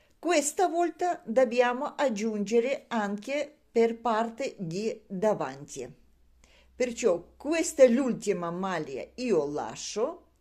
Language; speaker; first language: Italian; non-native, learner; Russian